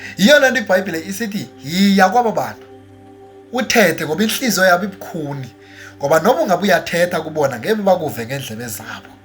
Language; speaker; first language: Zulu; non-native, local second language; Xhosa